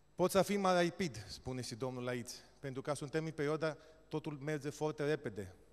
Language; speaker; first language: Romanian; non-native, fluent; Greek